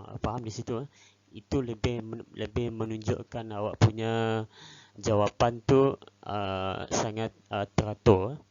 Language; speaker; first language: Malay; native; Malay